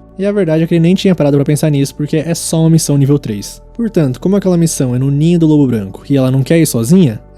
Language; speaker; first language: Portuguese; native; Portuguese